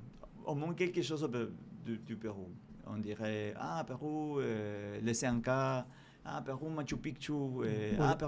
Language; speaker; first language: French; non-native, fluent; Spanish